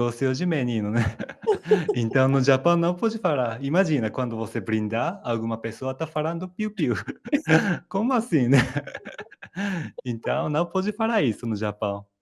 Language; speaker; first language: Portuguese; non-native, fluent; Japanese